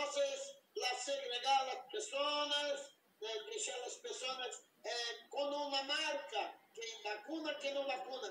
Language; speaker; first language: Spanish; non-native, learner; Portuguese